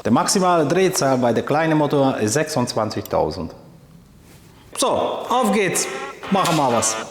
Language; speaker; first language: German; non-native, fluent; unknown